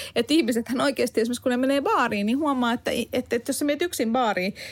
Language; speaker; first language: Finnish; non-native, fluent; Hungarian